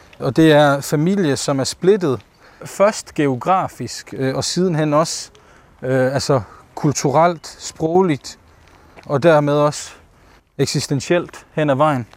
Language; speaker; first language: Danish; early bilingual, other home language; Bosnian